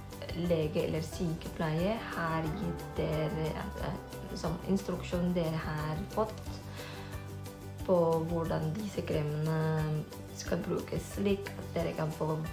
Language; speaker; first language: Norwegian; non-native, fluent; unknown